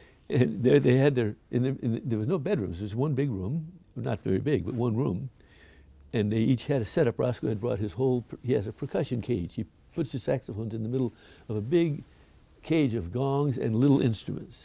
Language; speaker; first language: English; native; English